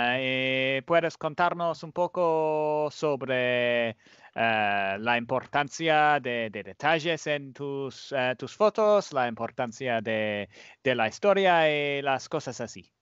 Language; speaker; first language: Spanish; non-native, fluent; English